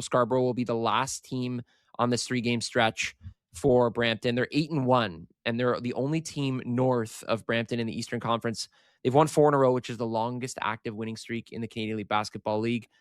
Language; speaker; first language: English; native; English